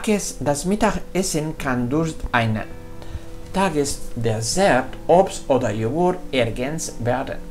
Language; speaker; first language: German; non-native, fluent; Spanish